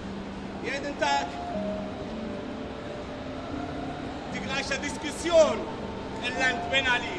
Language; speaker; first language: German; non-native, learner; Arabic